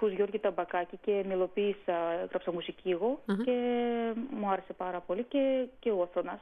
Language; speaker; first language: Greek; non-native, fluent; Armenian